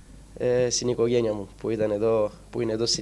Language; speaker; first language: Greek; non-native, fluent; Italian